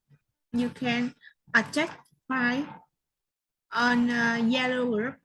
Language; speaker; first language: English; non-native, learner; Vietnamese